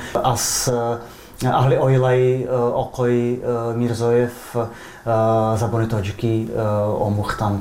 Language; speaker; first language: Persian; non-native, fluent; Czech